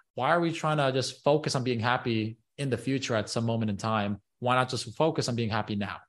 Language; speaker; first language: English; native; English